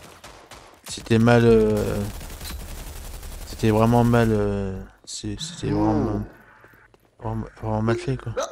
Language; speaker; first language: French; native; French